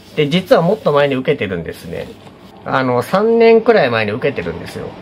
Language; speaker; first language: Japanese; native; Japanese